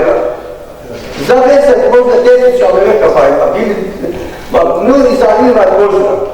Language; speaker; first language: Russian; non-native, fluent; Azerbaijani